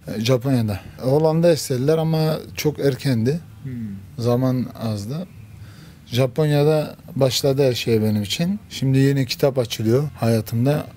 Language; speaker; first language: Turkish; early bilingual, heritage; Turkish